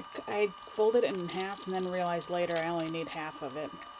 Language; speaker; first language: English; native; English